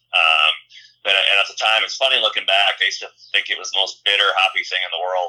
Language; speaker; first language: English; native; English